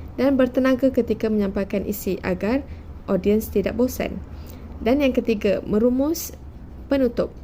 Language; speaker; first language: Malay; native; Malay